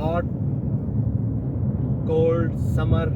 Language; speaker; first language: English; non-native, learner; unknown